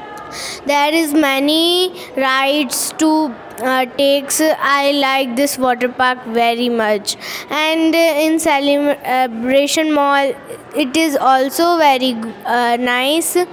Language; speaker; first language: English; non-native, learner; Hindi